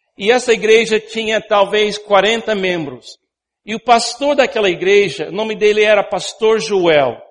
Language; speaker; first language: Portuguese; non-native, fluent; English